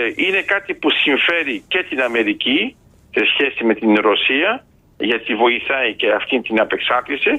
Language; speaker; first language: Greek; early bilingual, heritage; Greek